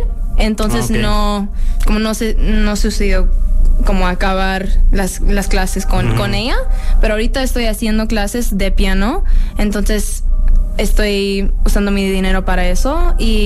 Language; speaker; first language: Spanish; early bilingual, heritage; English